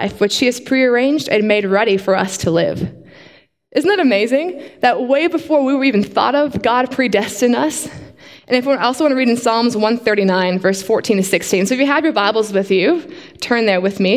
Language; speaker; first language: English; native; English